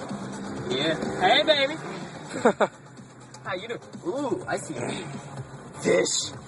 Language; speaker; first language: English; native; English